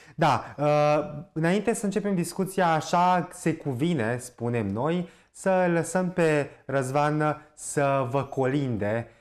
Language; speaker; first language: Romanian; native; Romanian